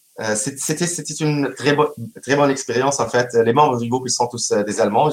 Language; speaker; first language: French; non-native, local second language; Arabic